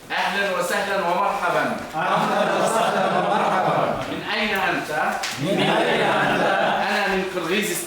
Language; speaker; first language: Arabic; non-native, learner; Kyrgyz